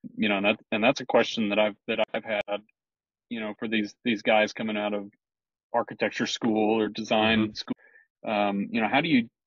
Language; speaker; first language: English; native; English